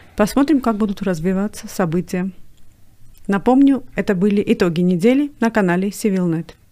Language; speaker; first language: Russian; non-native, local second language; Armenian